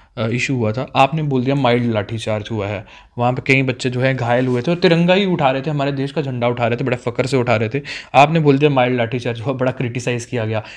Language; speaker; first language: Hindi; non-native, local second language; Kashmiri